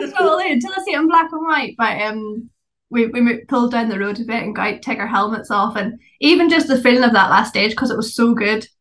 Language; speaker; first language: English; native; English